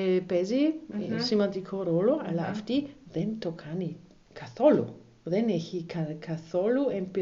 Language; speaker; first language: Greek; non-native, learner; German